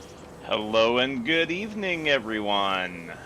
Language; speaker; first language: English; native; English